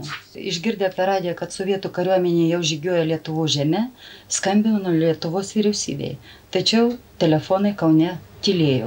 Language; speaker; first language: Lithuanian; native; Lithuanian